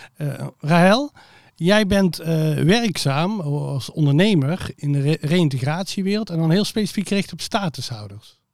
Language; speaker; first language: Dutch; native; Dutch